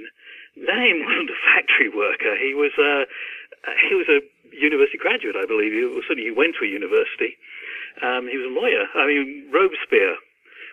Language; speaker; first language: English; native; English